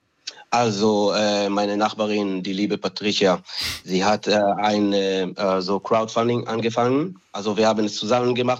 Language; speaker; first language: German; non-native, fluent; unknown